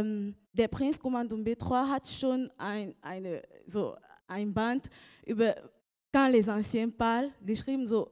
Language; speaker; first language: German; non-native, learner; French